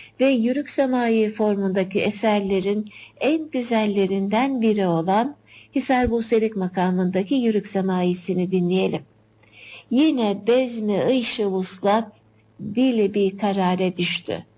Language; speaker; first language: Turkish; native; Turkish